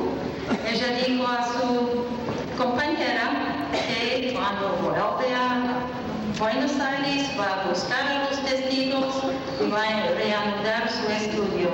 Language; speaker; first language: Spanish; non-native, fluent; English